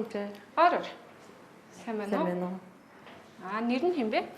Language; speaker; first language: Mongolian; native; Mongolian